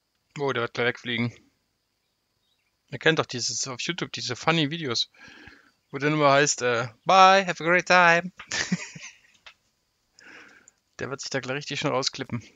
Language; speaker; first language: German; native; German